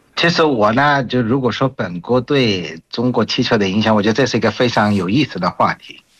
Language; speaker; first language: Chinese; non-native, fluent; Bangla